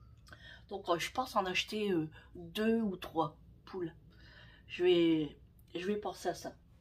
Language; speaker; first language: French; native; French